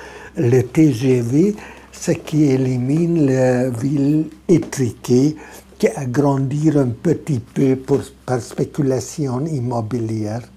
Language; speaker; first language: French; non-native, fluent; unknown